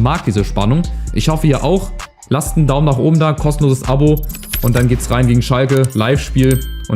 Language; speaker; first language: German; native; German